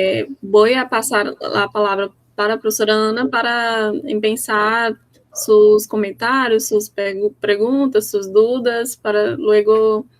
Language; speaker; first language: Spanish; non-native, fluent; Portuguese